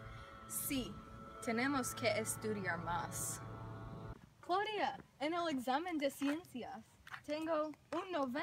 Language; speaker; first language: Spanish; non-native, learner; English